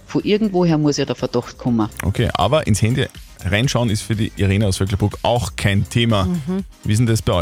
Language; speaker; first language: German; native; German